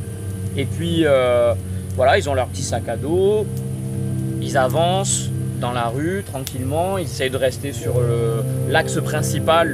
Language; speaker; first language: French; native; French